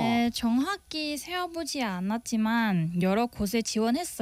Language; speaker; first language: Korean; non-native, fluent; Vietnamese